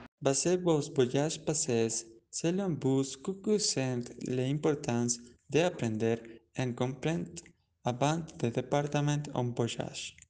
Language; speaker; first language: French; non-native, learner; Spanish